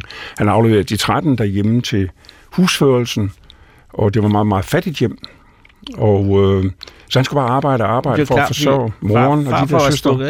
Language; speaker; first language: Danish; native; Danish